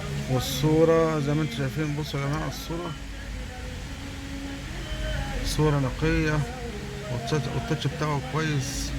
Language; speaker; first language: Arabic; native; Arabic